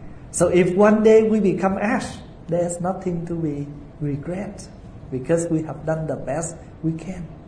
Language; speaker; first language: English; non-native, fluent; Vietnamese